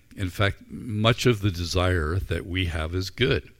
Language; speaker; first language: English; native; English